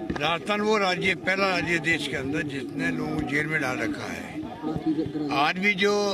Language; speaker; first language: Hindi; native; Hindi